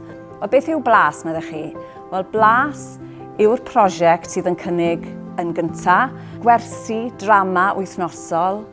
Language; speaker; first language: Welsh; native; Welsh